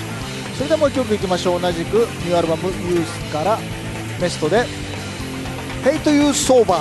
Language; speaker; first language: Japanese; native; Japanese